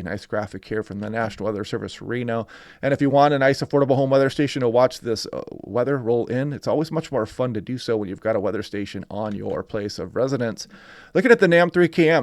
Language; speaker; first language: English; native; English